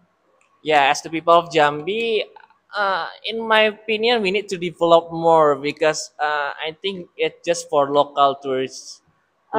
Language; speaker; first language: English; non-native, fluent; Indonesian